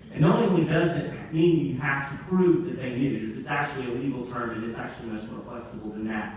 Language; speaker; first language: English; native; English